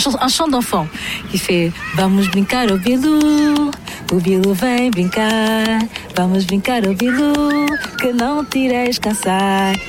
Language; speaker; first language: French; early bilingual, other home language; Portuguese